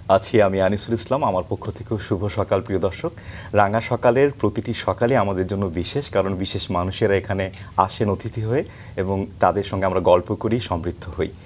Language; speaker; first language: Bangla; native; Bangla